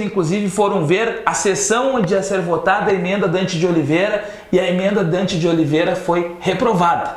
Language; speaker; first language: Portuguese; native; Portuguese